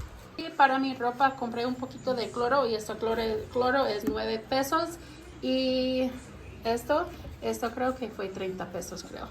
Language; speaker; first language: Spanish; non-native, learner; English